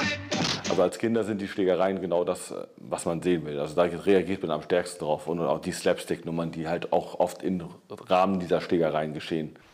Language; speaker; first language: German; native; German